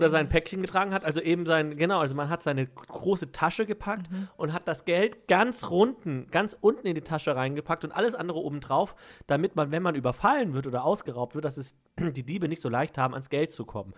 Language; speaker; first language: German; native; German